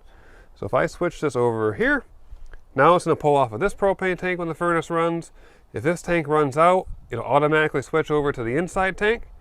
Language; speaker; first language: English; native; English